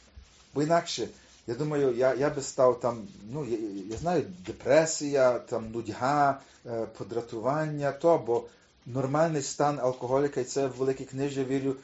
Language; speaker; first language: Ukrainian; early bilingual, heritage; Ukrainian